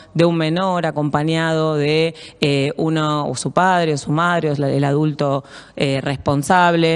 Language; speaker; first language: Spanish; native; Spanish